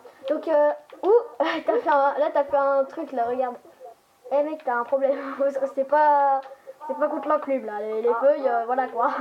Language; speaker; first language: French; native; French